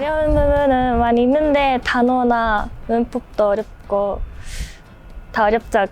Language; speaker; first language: Korean; non-native, learner; Japanese